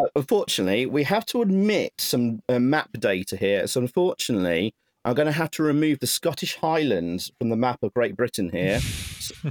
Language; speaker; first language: English; native; English